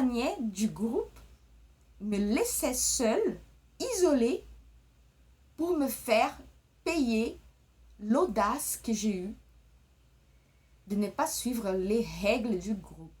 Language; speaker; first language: French; early bilingual, other home language; Portuguese